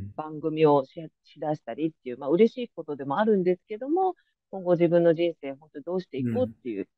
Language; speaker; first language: Japanese; native; Japanese